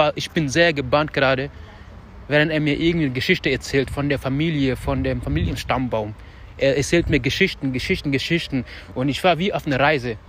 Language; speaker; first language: German; non-native, fluent; Wolof